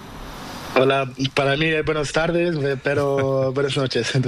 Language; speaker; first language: Spanish; non-native, learner; Portuguese